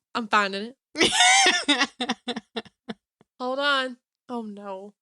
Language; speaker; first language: English; native; English